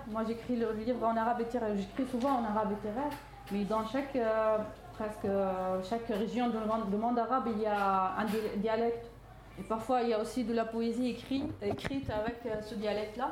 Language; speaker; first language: French; non-native, fluent; Arabic